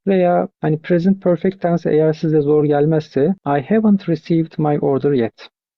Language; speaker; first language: English; non-native, fluent; Turkish